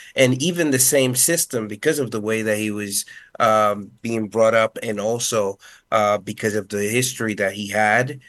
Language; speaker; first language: English; non-native, fluent; Spanish